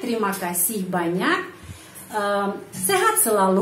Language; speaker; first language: Indonesian; non-native, fluent; Russian